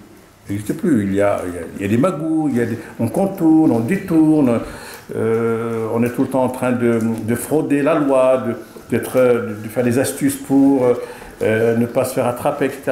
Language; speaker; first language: French; non-native, local second language; Arabic